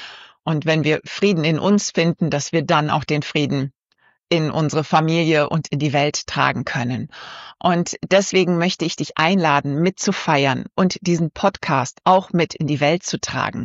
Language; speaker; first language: German; native; German